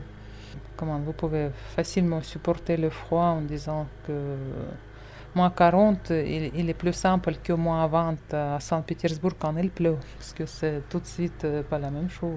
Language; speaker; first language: French; non-native, fluent; Russian